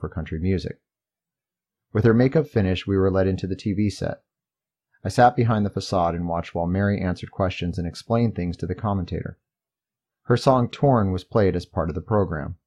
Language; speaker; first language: English; native; English